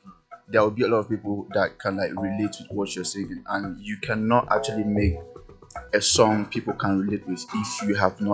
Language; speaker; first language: English; non-native, local second language; Igbo